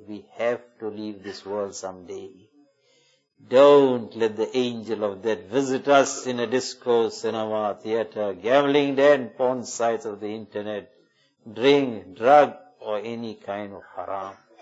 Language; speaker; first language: English; native; English